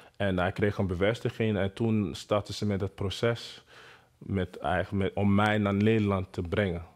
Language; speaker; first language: Dutch; non-native, fluent; Bini